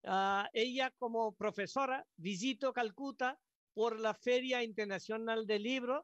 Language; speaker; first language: Spanish; non-native, learner; Bangla